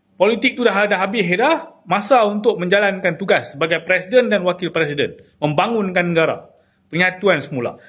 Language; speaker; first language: Malay; native; Malay